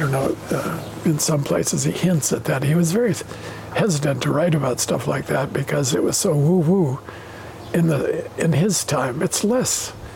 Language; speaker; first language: English; native; English